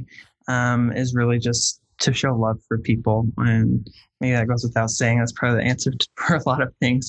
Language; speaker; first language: English; native; English